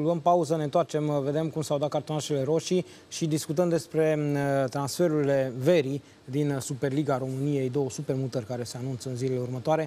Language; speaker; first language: Romanian; native; Romanian